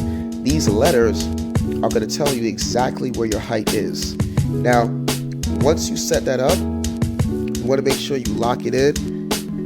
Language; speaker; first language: English; native; English